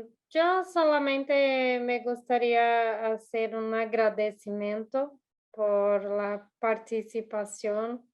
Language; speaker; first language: Spanish; non-native, learner; Portuguese